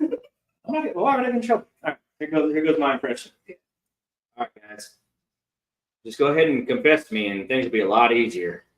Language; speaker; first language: English; native; English